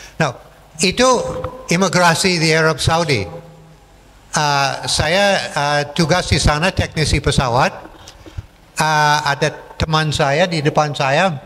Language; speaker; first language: Indonesian; non-native, fluent; English